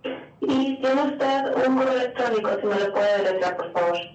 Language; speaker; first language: Spanish; native; Spanish